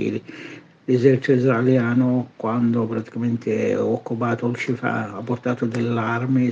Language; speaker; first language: Italian; non-native, fluent; Arabic